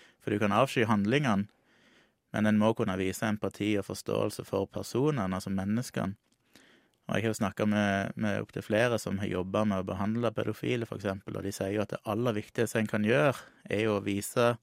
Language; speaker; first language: Norwegian; native; Norwegian